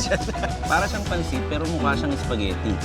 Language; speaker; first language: Filipino; non-native, local second language; Pampanga